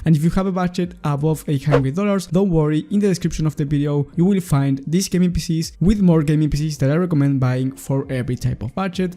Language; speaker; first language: English; non-native, fluent; Spanish